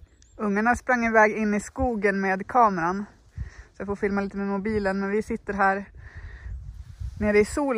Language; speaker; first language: Swedish; native; Swedish